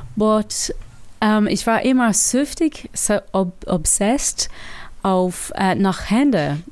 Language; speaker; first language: German; non-native, learner; English